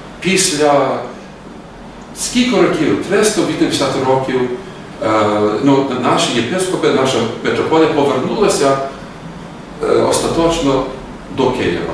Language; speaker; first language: Ukrainian; early bilingual, heritage; Ukrainian